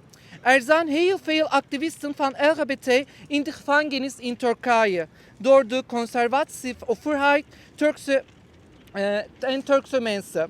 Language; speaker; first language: Dutch; non-native, fluent; Turkish